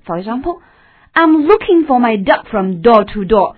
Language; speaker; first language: English; non-native, fluent; Chinese